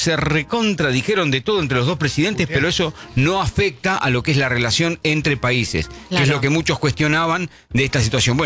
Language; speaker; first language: Spanish; native; Spanish